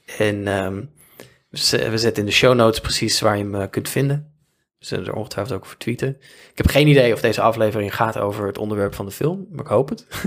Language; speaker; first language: Dutch; native; Dutch